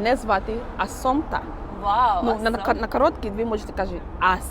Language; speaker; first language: Ukrainian; non-native, learner; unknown